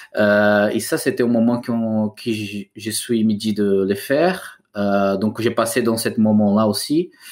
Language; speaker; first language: French; non-native, fluent; Portuguese